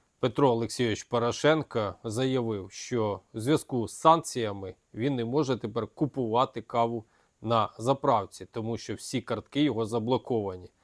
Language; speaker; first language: Ukrainian; native; Ukrainian